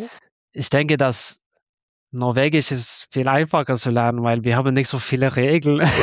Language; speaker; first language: German; non-native, learner; Norwegian